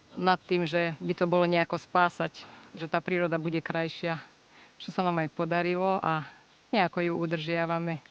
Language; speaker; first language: Slovak; native; Slovak